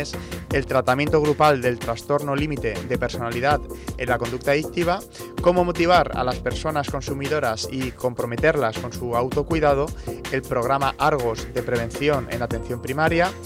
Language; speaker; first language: Spanish; native; Spanish